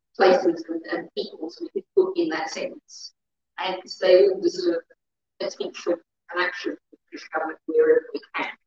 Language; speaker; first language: English; native; English